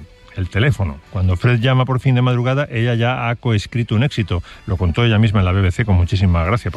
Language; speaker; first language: Spanish; native; Spanish